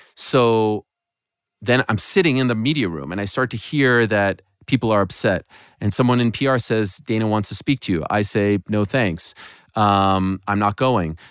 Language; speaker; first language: English; native; English